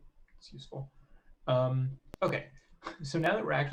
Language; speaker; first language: English; native; English